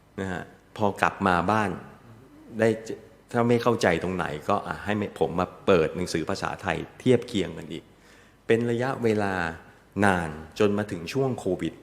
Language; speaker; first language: Thai; native; Thai